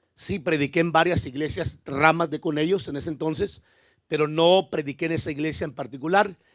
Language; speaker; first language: Spanish; native; Spanish